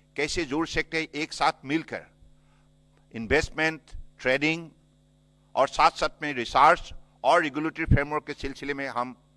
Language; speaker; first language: Hindi; non-native, local second language; Assamese